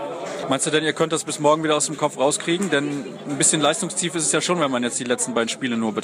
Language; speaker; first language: German; native; German